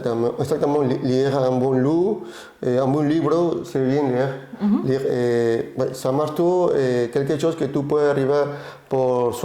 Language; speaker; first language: French; non-native, learner; Spanish